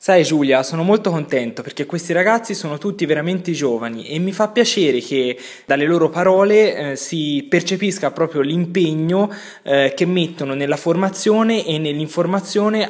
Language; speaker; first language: Italian; native; Italian